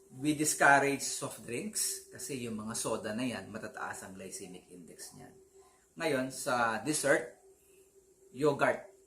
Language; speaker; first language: Filipino; native; Filipino